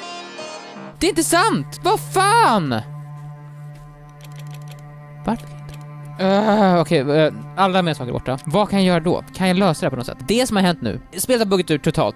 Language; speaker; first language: Swedish; native; Swedish